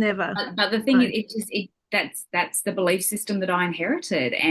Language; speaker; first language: English; native; English